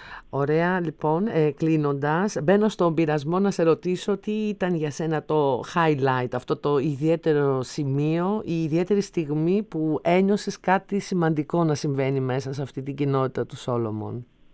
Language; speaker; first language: Greek; native; Greek